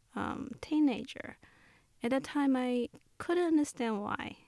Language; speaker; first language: English; non-native, fluent; Chinese